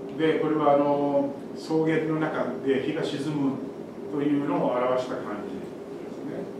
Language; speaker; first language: Japanese; native; Japanese